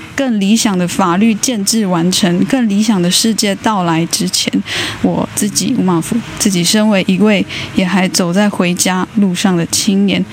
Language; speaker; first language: Chinese; native; Chinese